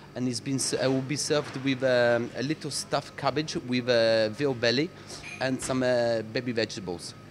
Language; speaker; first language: English; non-native, fluent; Italian